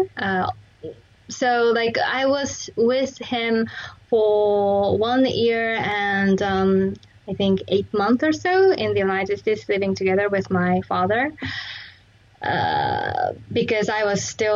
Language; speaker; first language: English; non-native, fluent; Japanese